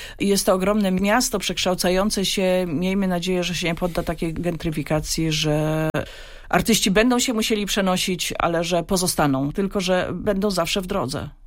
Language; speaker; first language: Polish; native; Polish